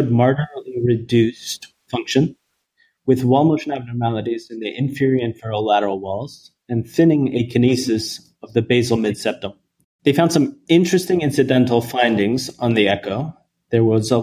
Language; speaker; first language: English; native; English